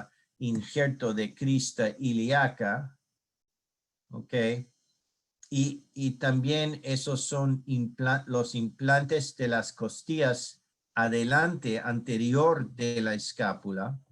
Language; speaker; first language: Spanish; non-native, learner; English